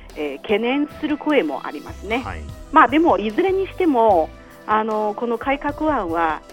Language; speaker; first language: Japanese; non-native, fluent; Chinese